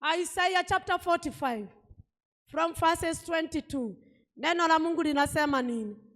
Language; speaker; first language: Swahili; non-native, local second language; Kikuyu